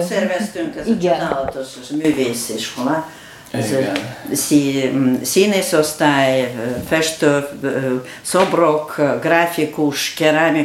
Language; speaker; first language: Hungarian; non-native, learner; Russian